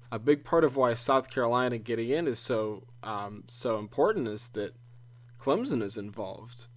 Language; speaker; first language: English; native; English